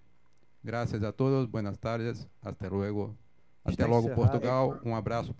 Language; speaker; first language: Spanish; non-native, fluent; Portuguese